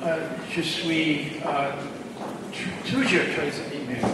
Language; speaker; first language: French; non-native, fluent; English